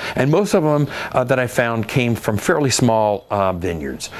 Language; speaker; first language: English; native; English